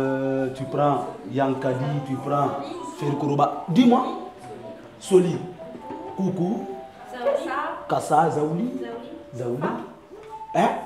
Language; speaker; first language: French; non-native, fluent; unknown